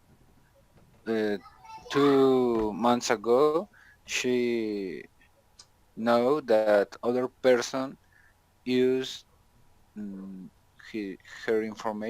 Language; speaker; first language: English; non-native, learner; Spanish